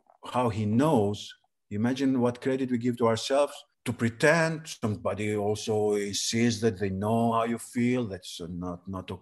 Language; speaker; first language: English; non-native, fluent; Serbian